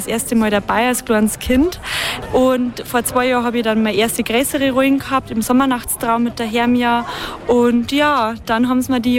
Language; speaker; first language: German; native; German